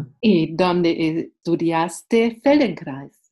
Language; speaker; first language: Spanish; non-native, fluent; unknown